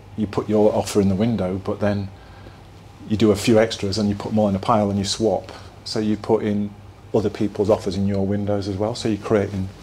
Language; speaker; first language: English; native; English